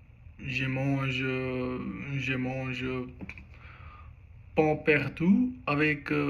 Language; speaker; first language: French; non-native, learner; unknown